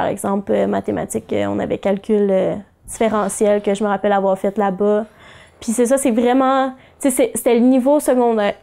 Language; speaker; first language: French; native; French